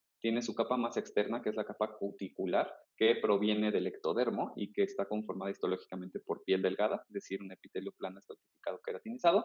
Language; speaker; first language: Spanish; native; Spanish